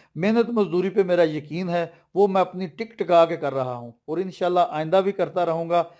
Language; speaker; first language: Urdu; non-native, local second language; Punjabi